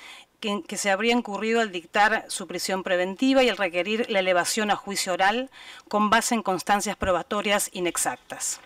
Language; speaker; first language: Spanish; native; Spanish